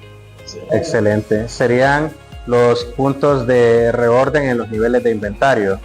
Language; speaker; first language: Spanish; native; Spanish